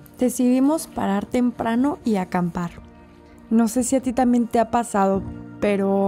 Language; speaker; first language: Spanish; native; Spanish